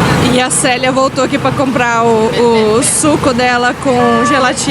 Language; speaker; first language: Portuguese; native; Portuguese